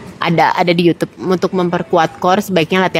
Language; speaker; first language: Indonesian; native; Indonesian